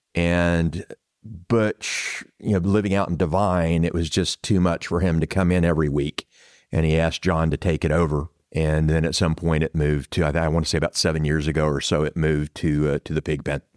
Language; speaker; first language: English; native; English